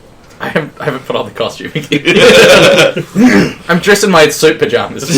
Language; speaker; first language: English; native; English